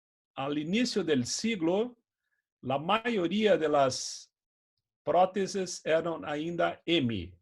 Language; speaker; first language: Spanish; non-native, fluent; Portuguese